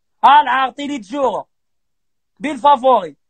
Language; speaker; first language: Italian; non-native, learner; Arabic